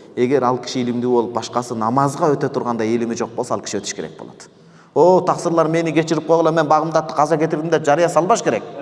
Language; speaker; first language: Kyrgyz; native; Kyrgyz